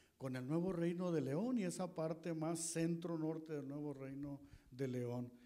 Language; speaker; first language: Spanish; native; Spanish